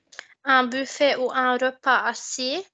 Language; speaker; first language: French; non-native, learner; Arabic